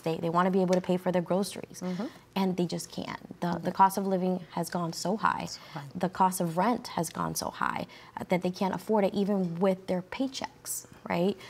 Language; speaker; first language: English; early bilingual, other home language; Spanish